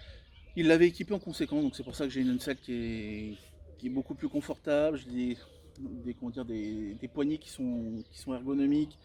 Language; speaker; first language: French; native; French